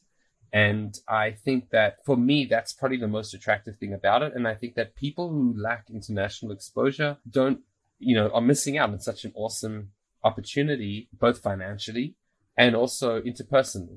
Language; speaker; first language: English; native; English